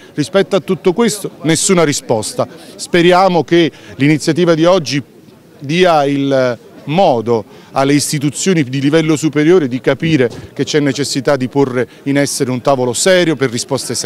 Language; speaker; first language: Italian; native; Italian